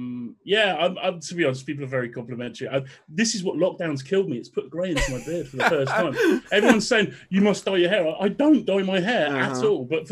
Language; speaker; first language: English; native; English